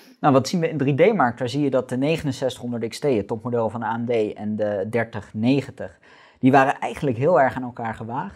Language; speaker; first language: Dutch; native; Dutch